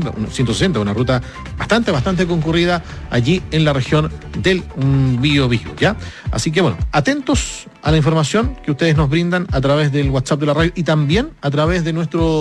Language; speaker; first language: Spanish; native; Spanish